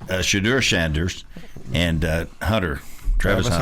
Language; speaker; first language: English; native; English